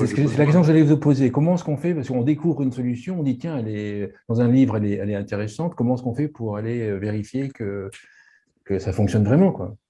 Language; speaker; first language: French; native; French